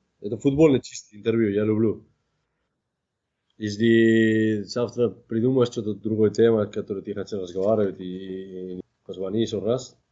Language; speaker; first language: Russian; non-native, fluent; Spanish